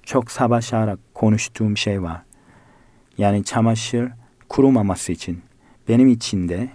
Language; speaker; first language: Turkish; non-native, fluent; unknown